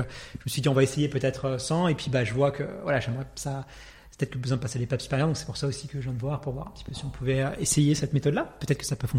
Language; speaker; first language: French; native; French